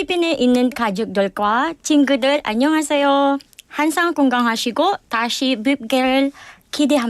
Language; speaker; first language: Korean; non-native, learner; Filipino